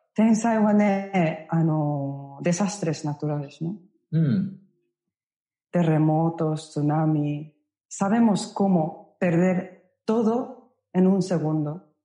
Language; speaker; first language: Spanish; non-native, fluent; Japanese